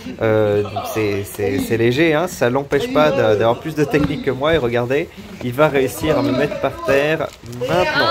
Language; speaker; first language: French; native; French